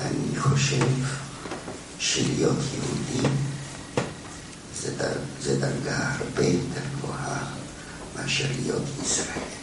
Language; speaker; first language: Hebrew; non-native, fluent; German